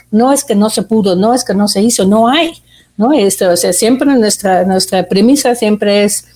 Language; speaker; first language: Spanish; non-native, fluent; Dutch